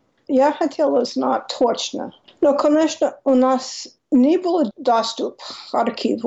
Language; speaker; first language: Russian; non-native, fluent; English